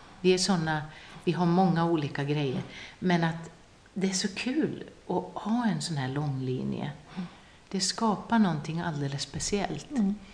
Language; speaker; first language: Swedish; non-native, local second language; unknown